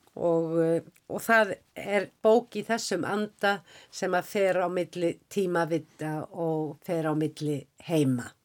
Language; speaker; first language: Icelandic; native; Icelandic